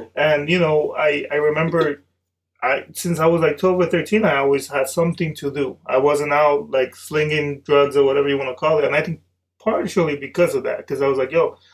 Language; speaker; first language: English; early bilingual, other home language; Spanish